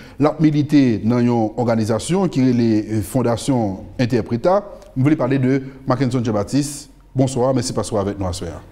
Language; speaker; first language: French; non-native, local second language; Haitian Creole